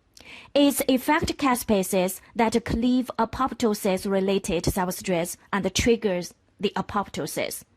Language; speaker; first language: English; non-native, fluent; Chinese